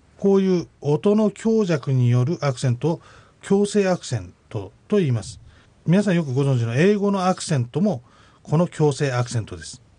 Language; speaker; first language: Japanese; native; Japanese